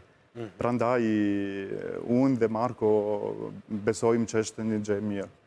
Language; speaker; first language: Albanian; non-native, learner; Italian